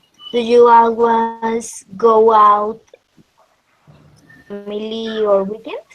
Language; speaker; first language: English; non-native, learner; Spanish